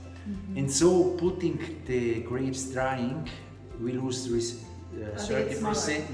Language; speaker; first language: English; non-native, learner; Italian